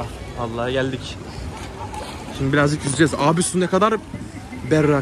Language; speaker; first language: Turkish; native; Turkish